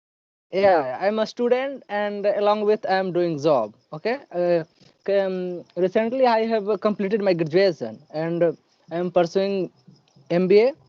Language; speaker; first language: English; non-native, learner; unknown